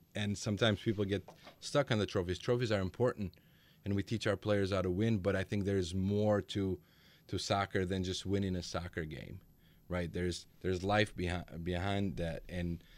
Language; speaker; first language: English; early bilingual, other home language; Macedonian